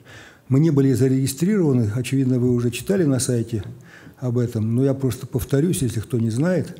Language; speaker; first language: Russian; native; Russian